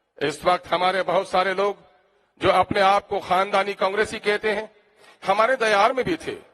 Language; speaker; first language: Urdu; native; Urdu